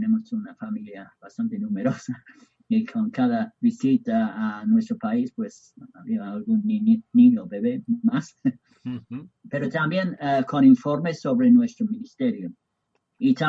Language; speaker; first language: Spanish; non-native, fluent; English